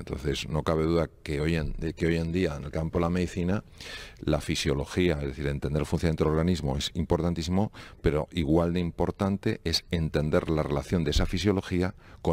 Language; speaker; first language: Spanish; native; Spanish